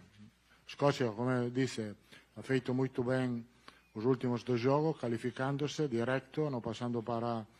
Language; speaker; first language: Portuguese; non-native, learner; Italian